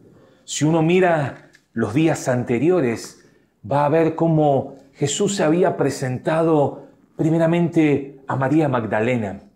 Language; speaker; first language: Spanish; native; Spanish